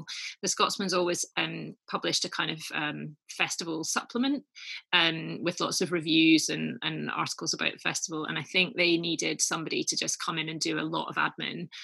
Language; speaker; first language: English; native; English